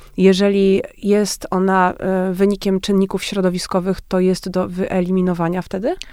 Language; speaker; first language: Polish; native; Polish